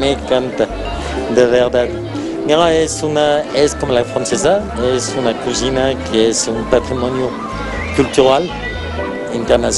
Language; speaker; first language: Spanish; non-native, fluent; French